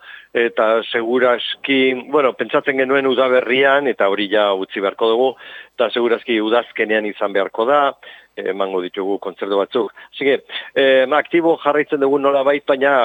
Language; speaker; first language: Basque; non-native, local second language; Spanish